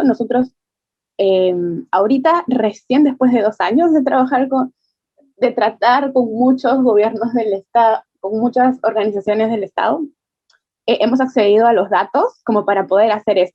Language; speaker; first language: Spanish; native; Spanish